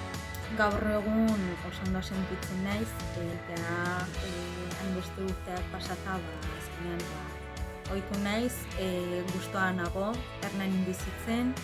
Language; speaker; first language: Basque; non-native, fluent; Arabic